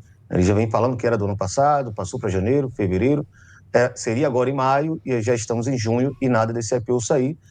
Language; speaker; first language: Portuguese; native; Portuguese